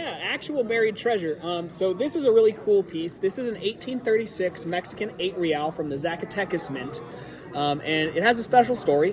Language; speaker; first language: English; native; English